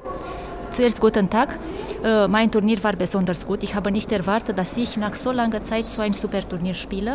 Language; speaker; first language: German; non-native, fluent; Romanian